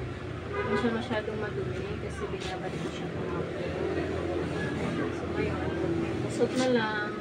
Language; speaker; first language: Filipino; native; Filipino